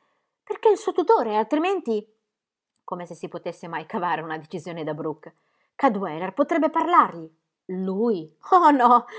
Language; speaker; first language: Italian; native; Italian